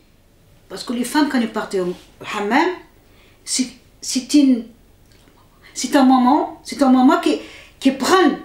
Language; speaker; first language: French; non-native, learner; Arabic